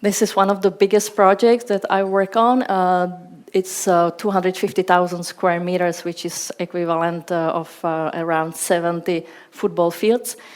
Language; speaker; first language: English; non-native, fluent; Czech